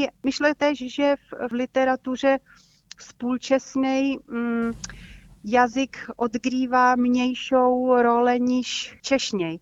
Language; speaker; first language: Polish; non-native, fluent; Czech